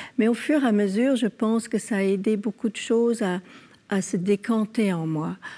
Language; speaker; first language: French; non-native, fluent; English